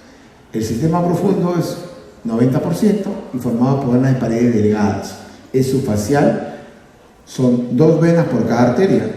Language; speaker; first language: Spanish; native; Spanish